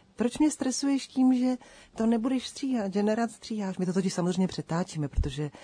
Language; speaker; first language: Czech; native; Czech